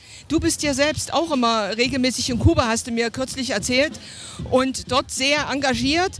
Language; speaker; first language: German; native; German